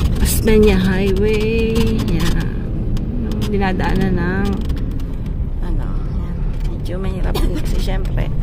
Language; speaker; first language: Filipino; native; Filipino